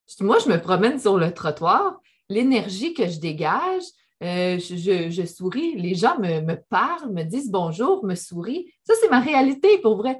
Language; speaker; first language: French; native; French